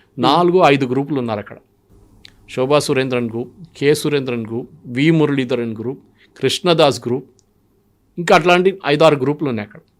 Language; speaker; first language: Telugu; non-native, local second language; Malayalam